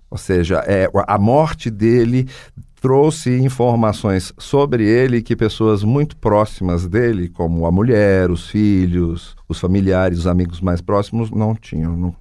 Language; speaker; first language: Portuguese; native; Portuguese